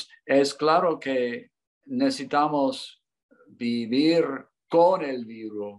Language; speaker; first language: Spanish; non-native, learner; English